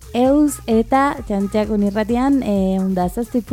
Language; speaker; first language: Basque; non-native, learner; Spanish